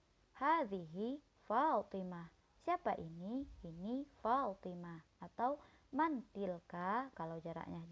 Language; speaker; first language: Indonesian; native; Indonesian